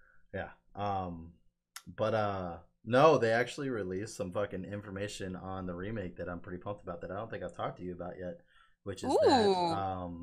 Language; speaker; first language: English; native; English